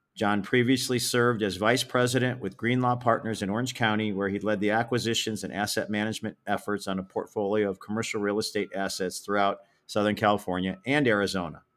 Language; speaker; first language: English; native; English